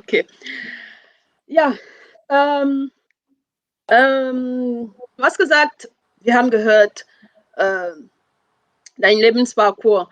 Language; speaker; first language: German; non-native, fluent; French